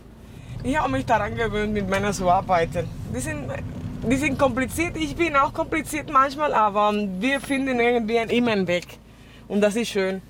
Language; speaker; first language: German; non-native, fluent; Spanish